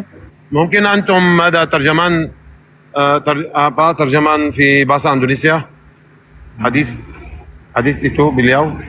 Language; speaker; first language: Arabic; non-native, learner; Indonesian